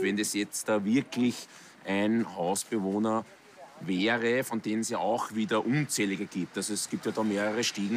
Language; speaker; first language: German; native; German